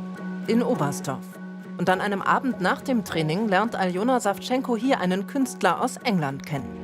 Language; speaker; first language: German; native; German